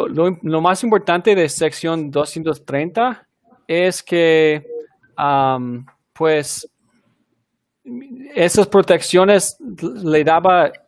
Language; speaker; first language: Spanish; non-native, fluent; English